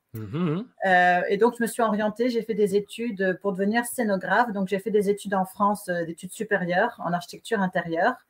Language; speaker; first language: French; native; French